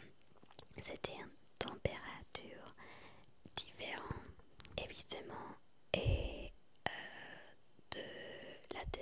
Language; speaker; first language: French; non-native, learner; Spanish